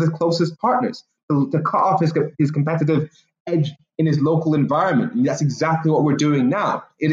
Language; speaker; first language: English; native; English